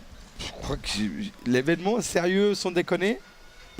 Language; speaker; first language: French; native; French